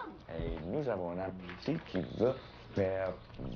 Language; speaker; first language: French; non-native, learner; English